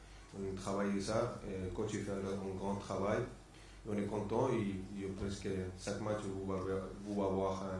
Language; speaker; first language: French; non-native, fluent; Spanish